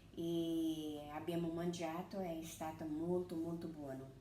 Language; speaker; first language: Italian; non-native, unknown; Portuguese